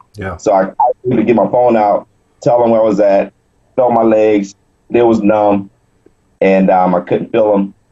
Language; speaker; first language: English; native; English